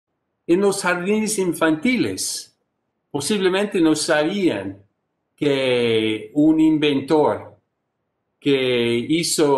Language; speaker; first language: Spanish; non-native, fluent; English